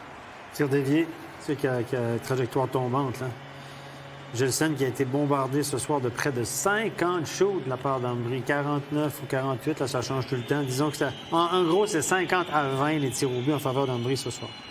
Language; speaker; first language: French; native; French